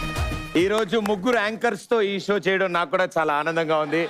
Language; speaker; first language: Telugu; native; Telugu